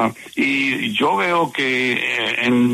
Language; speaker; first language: Spanish; non-native, fluent; English